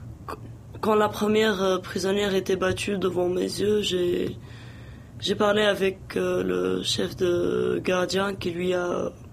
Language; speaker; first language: French; non-native, local second language; Arabic